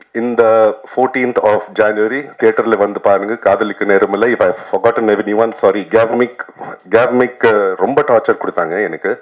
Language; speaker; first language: Tamil; non-native, fluent; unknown